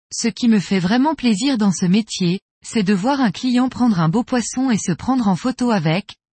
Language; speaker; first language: French; non-native, fluent; Spanish